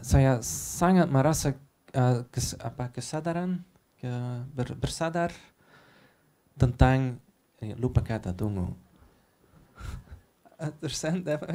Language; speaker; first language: Indonesian; non-native, learner; Dutch